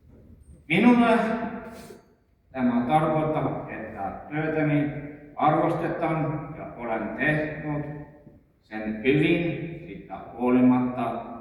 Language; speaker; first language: Finnish; non-native, local second language; Estonian